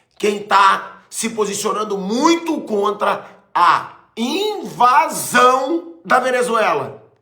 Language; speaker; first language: Portuguese; native; Portuguese